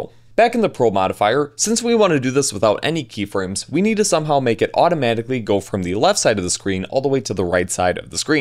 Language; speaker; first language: English; native; English